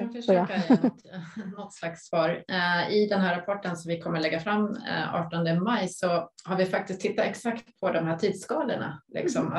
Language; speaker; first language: Swedish; native; Swedish